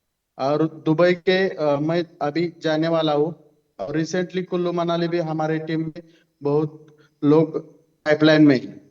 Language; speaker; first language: Hindi; non-native, local second language; Marathi